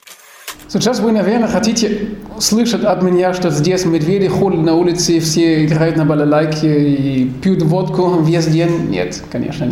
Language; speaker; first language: Russian; non-native, fluent; German